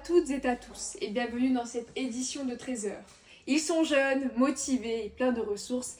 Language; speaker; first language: French; native; French